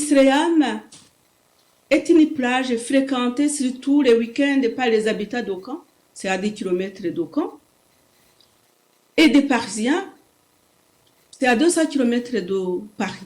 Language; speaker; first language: French; non-native, local second language; Kinyarwanda